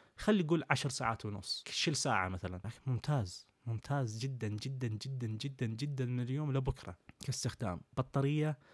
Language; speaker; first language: Arabic; native; Arabic